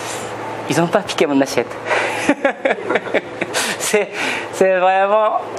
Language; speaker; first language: French; non-native, fluent; Japanese